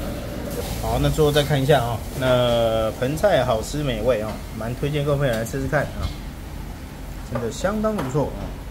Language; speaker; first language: Chinese; native; Chinese